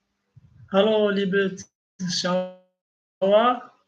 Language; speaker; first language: German; non-native, learner; Arabic